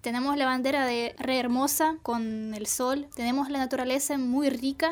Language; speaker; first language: Spanish; non-native, fluent; Russian